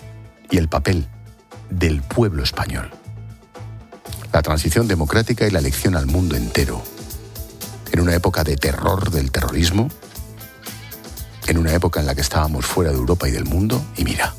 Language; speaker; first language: Spanish; native; Spanish